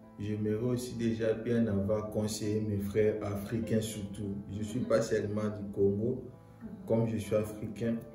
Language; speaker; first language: French; non-native, local second language; Lingala